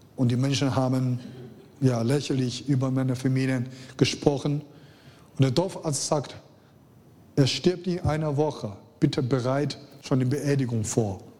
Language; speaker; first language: German; non-native, fluent; Chinese